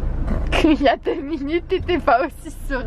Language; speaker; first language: French; native; French